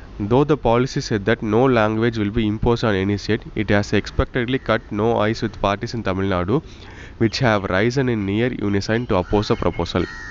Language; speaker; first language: English; non-native, local second language; Tamil